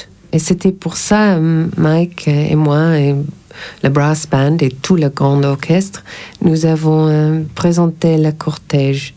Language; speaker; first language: French; non-native, learner; English